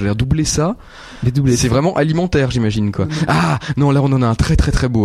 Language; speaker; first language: French; native; French